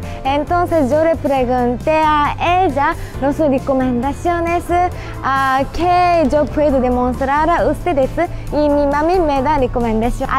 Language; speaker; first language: Spanish; non-native, learner; Japanese